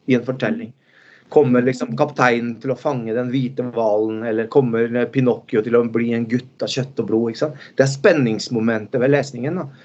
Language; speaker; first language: Norwegian; early bilingual, other home language; Spanish